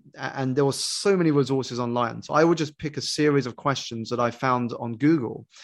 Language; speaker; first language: English; native; English